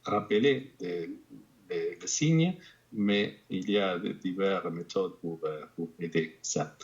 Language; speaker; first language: French; non-native, fluent; Spanish